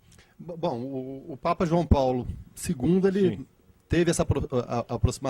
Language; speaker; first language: Portuguese; native; Portuguese